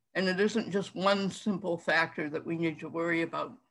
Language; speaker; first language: English; native; English